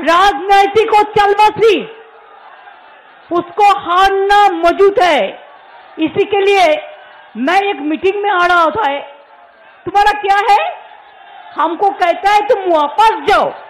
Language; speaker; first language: Hindi; non-native, local second language; Bangla